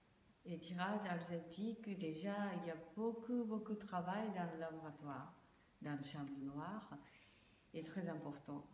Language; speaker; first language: French; non-native, learner; Japanese